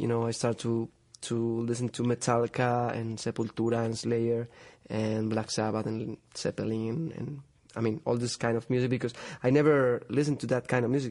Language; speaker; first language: English; non-native, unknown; Spanish